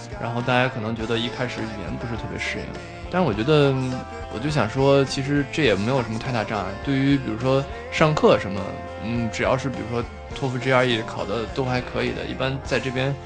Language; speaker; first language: Chinese; native; Chinese